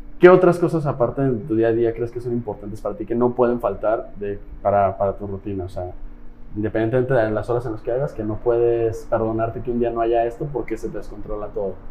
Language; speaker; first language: Spanish; native; Spanish